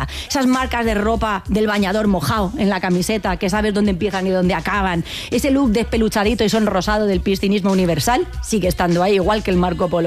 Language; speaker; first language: Spanish; native; Spanish